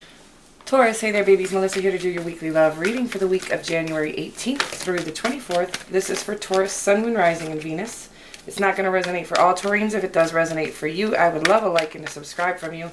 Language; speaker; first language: English; native; English